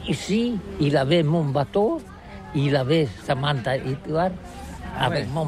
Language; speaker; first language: French; non-native, learner; Catalan